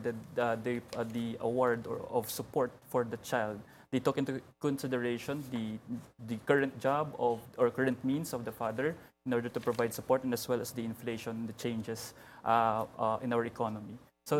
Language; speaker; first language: English; non-native, local second language; Hiligaynon